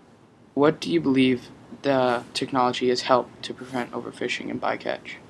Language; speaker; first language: English; native; English